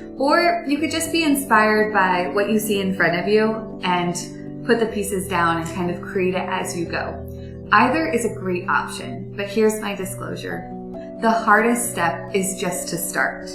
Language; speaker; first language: English; native; English